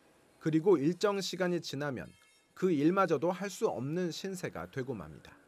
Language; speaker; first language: Korean; native; Korean